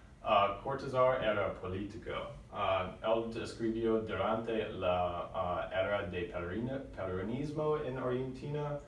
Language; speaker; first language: Spanish; non-native, learner; English